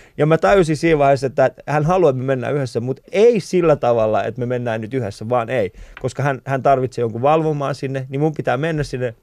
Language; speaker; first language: Finnish; early bilingual, other home language; Persian